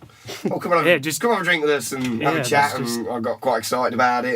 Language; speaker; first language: English; native; English